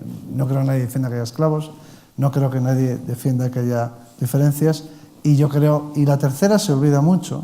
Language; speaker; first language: Spanish; native; Spanish